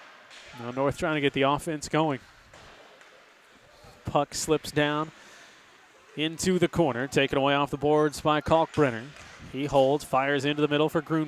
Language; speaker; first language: English; native; English